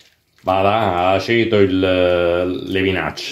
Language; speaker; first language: Italian; native; Italian